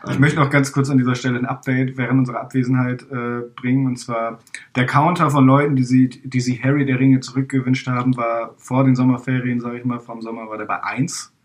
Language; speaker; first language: German; native; German